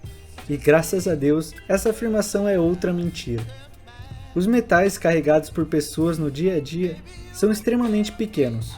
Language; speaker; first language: Portuguese; native; Portuguese